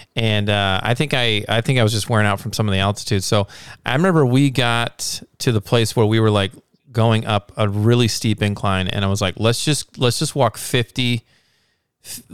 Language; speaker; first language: English; native; English